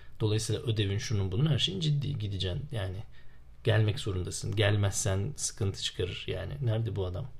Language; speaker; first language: Turkish; native; Turkish